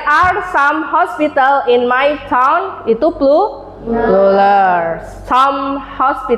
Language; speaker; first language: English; non-native, learner; Indonesian